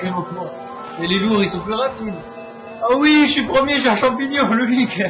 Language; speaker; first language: French; native; French